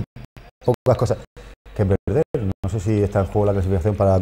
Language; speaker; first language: Spanish; native; Spanish